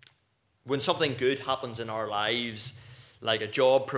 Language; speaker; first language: English; native; English